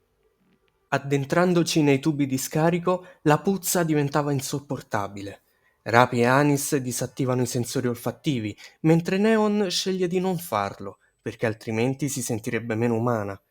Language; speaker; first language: Italian; native; Italian